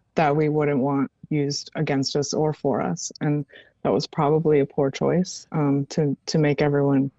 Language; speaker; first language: English; native; English